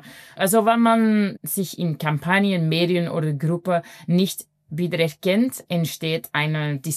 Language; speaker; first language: German; non-native, fluent; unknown